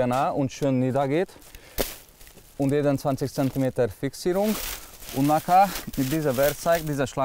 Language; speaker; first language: German; non-native, learner; Hungarian